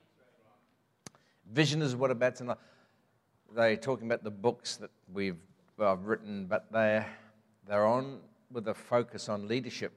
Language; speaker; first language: English; native; English